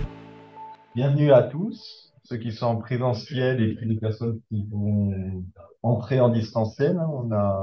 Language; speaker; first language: French; native; French